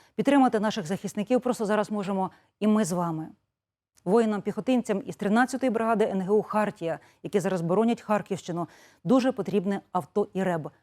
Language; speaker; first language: Ukrainian; native; Ukrainian